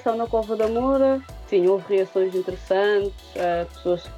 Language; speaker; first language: Portuguese; non-native, local second language; Kabuverdianu